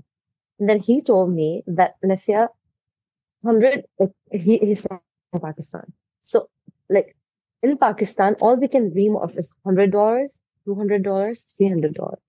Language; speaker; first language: English; non-native, local second language; Hindi